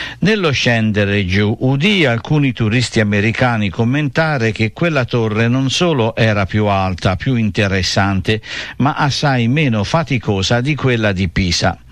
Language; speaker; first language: Italian; native; Italian